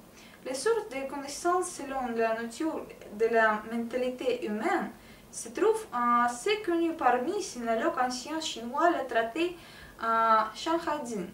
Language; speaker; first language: French; non-native, learner; Russian